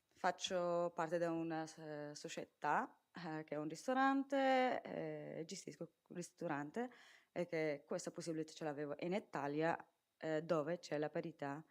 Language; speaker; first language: Italian; non-native, fluent; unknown